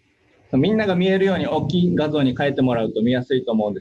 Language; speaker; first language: Japanese; native; Japanese